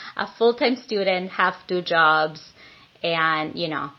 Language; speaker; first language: English; non-native, fluent; Spanish